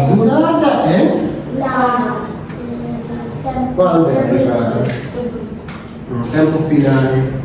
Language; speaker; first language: Italian; non-native, learner; Bangla